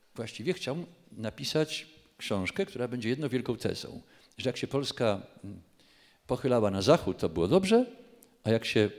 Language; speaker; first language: Polish; native; Polish